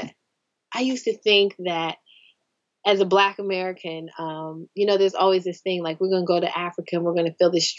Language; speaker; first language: English; native; English